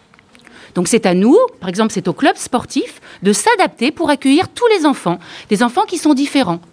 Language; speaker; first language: French; native; French